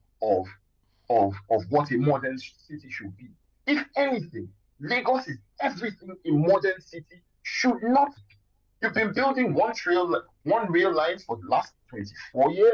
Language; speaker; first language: English; non-native, local second language; Yoruba